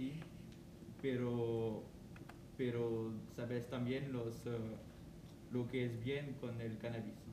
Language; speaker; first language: Spanish; non-native, learner; French